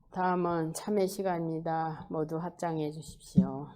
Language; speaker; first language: Korean; native; Korean